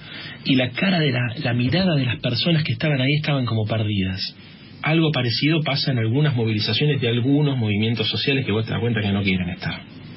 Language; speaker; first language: Spanish; native; Spanish